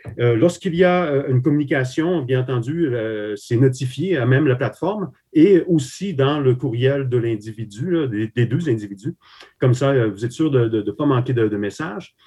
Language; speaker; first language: French; early bilingual, other home language; Slovak